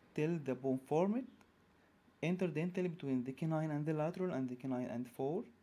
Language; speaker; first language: English; non-native, fluent; Arabic